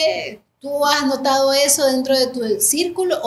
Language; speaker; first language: Spanish; native; Spanish